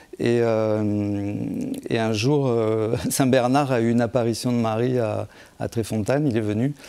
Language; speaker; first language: French; native; French